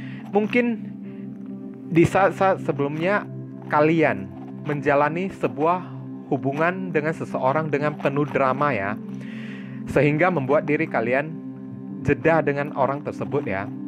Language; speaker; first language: Indonesian; native; Indonesian